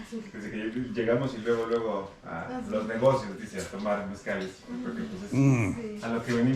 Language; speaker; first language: Spanish; native; Spanish